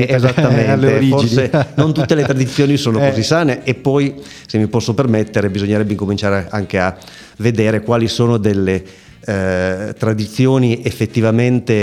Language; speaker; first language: Italian; native; Italian